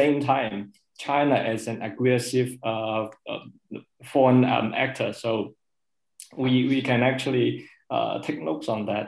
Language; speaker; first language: English; non-native, local second language; Cantonese